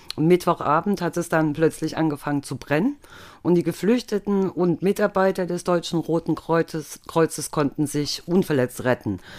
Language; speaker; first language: German; native; German